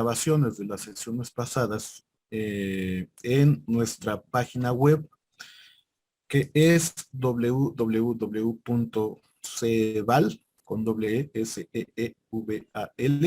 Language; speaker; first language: Spanish; native; Spanish